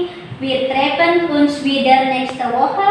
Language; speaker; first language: German; non-native, fluent; Indonesian